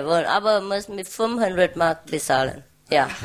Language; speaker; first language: German; non-native, fluent; Vietnamese